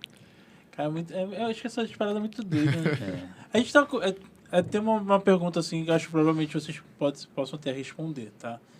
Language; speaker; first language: Portuguese; native; Portuguese